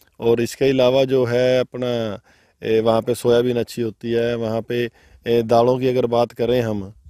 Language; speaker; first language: Hindi; non-native, local second language; Punjabi